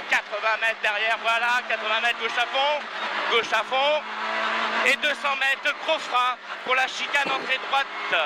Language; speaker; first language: French; native; French